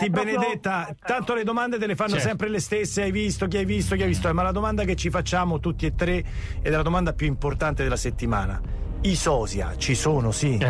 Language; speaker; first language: Italian; native; Italian